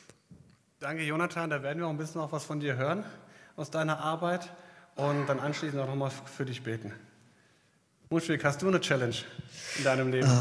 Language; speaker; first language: German; native; German